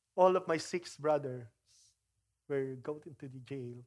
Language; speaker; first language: English; non-native, local second language; Filipino